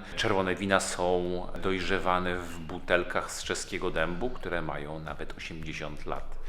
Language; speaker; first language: Polish; native; Polish